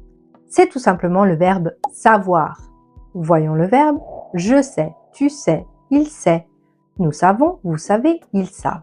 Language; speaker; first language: French; non-native, fluent; Italian